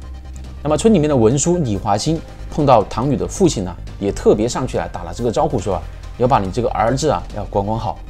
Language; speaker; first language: Chinese; native; Chinese